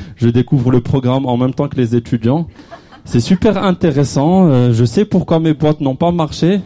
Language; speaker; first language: French; non-native, local second language; Arabic